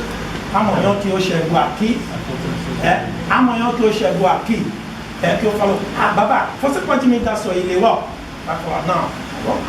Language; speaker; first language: Portuguese; non-native, fluent; Yoruba